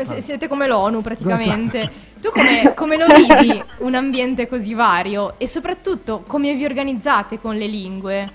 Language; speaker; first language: Italian; native; Italian